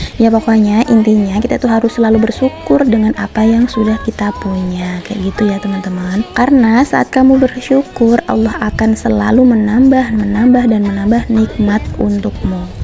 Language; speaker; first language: Indonesian; non-native, local second language; Javanese